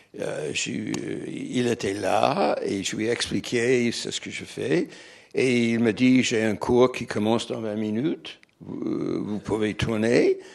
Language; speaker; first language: French; non-native, fluent; English